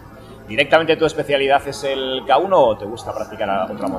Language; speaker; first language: Spanish; native; Spanish